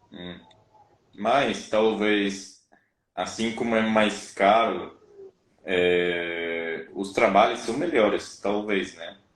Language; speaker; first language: Portuguese; non-native, fluent; Spanish